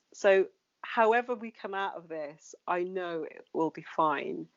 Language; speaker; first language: English; native; English